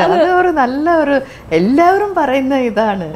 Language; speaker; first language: Malayalam; non-native, fluent; Tamil